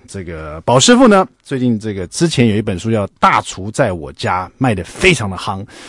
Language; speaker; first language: Chinese; native; Chinese